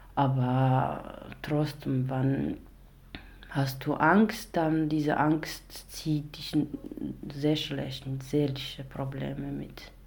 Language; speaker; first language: German; non-native, learner; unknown